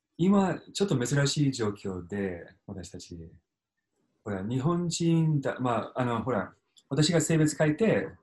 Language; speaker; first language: Japanese; non-native, fluent; English